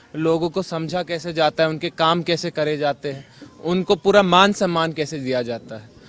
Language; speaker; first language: Hindi; native; Hindi